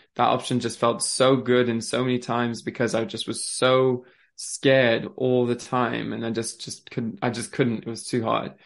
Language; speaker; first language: English; early bilingual, other home language; French